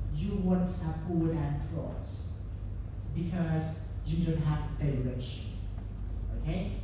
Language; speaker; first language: English; non-native, fluent; Thai